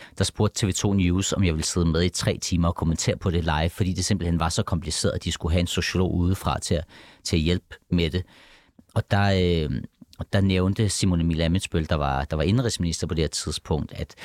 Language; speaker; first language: Danish; early bilingual, other home language; Persian